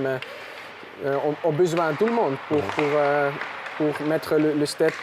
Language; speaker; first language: French; non-native, local second language; German